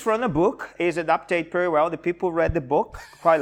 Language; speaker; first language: English; non-native, fluent; Portuguese